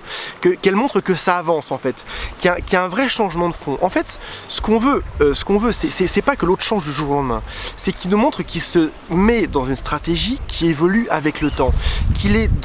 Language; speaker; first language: French; native; French